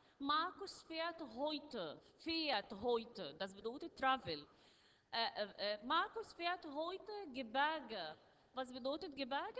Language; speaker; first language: German; non-native, learner; Arabic